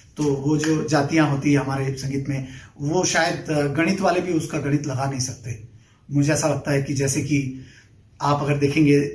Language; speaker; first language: Hindi; non-native, local second language; Bangla